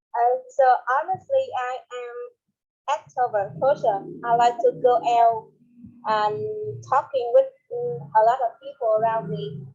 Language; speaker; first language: English; non-native, learner; Vietnamese